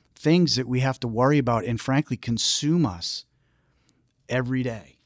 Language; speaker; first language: English; native; English